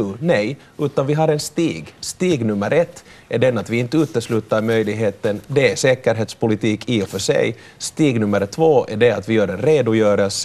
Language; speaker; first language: Swedish; native; Swedish